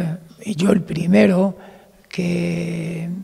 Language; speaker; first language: Spanish; non-native, fluent; Arabic